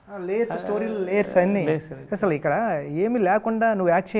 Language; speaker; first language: Telugu; native; Telugu